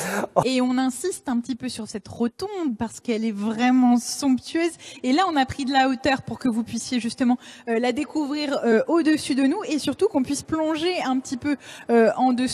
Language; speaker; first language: French; native; French